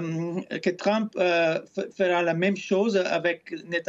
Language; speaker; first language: French; non-native, fluent; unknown